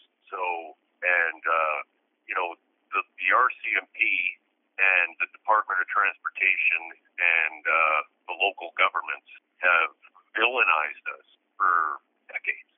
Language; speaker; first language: English; native; English